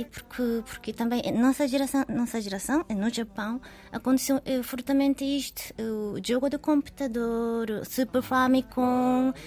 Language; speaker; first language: Portuguese; non-native, learner; Japanese